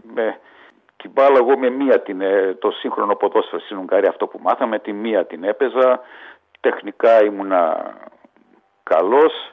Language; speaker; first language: Greek; early bilingual, heritage; Greek